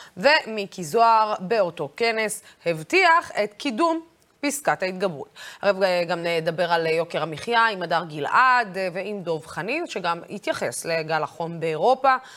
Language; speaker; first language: Hebrew; non-native, local second language; Arabic